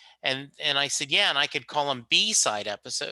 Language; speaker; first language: English; native; English